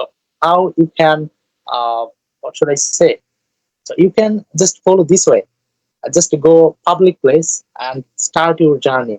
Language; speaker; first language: English; non-native, learner; Bangla